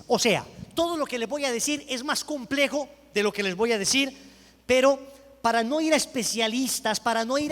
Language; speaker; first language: Spanish; native; Spanish